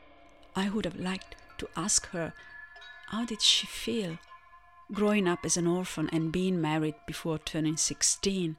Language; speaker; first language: English; non-native, fluent; Italian